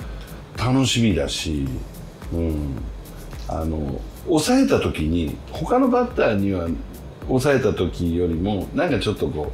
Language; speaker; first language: Japanese; native; Japanese